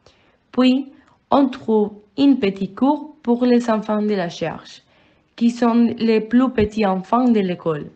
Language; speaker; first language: French; non-native, learner; Spanish